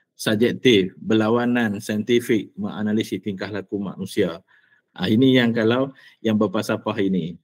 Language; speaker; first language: Malay; native; Malay